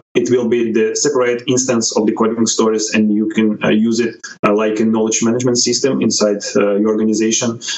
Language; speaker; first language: English; non-native, fluent; Ukrainian